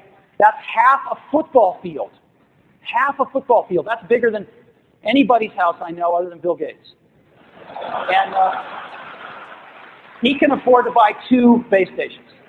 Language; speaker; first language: English; native; English